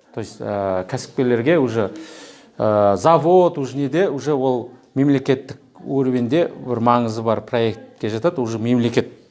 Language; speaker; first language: Russian; non-native, local second language; Kazakh